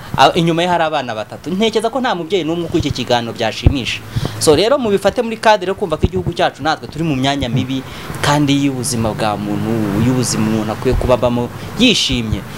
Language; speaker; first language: Kinyarwanda; native; Kinyarwanda